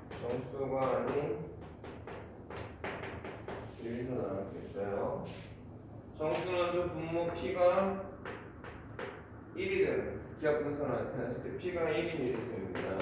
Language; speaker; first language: Korean; native; Korean